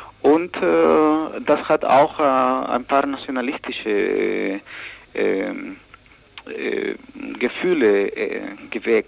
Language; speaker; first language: German; non-native, learner; Spanish